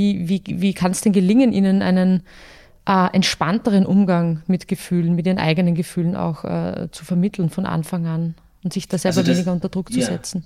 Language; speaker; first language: German; native; German